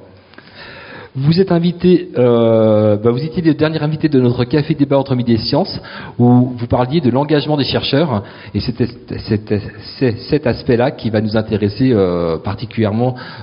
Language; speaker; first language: French; native; French